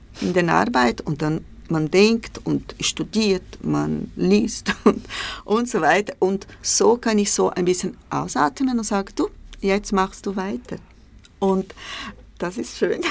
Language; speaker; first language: German; non-native, learner; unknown